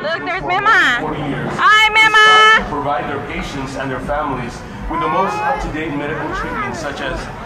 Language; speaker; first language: English; early bilingual, other home language; Spanish